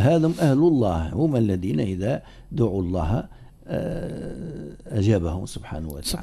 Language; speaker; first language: Arabic; native; Arabic